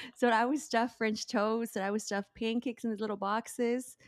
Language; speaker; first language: English; early bilingual, other home language; Spanish